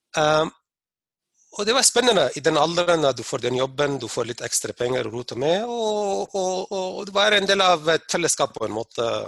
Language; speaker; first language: Norwegian; non-native, fluent; Arabic